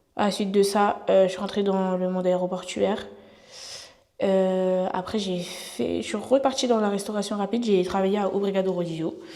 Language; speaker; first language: French; native; French